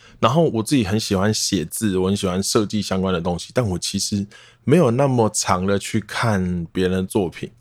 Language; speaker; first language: Chinese; non-native, local second language; Min Nan Chinese